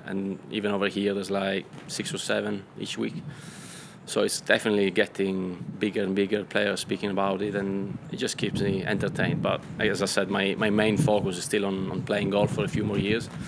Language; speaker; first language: English; non-native, fluent; Italian